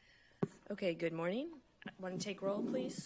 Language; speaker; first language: English; native; English